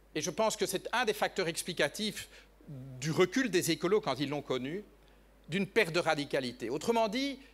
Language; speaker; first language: French; native; French